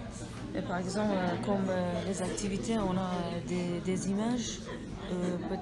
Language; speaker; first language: French; non-native, learner; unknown